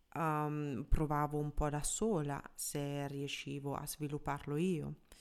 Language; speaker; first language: Italian; non-native, fluent; German